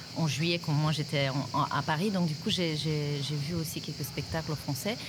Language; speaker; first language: French; non-native, fluent; Romanian